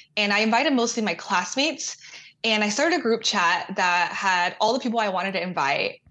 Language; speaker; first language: English; native; English